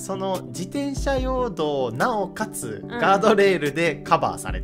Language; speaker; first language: Japanese; native; Japanese